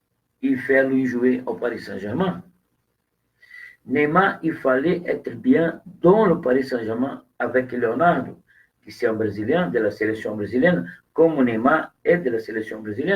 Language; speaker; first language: French; non-native, fluent; Portuguese